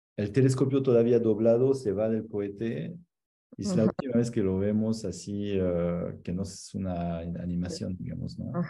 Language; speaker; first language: Spanish; non-native, fluent; French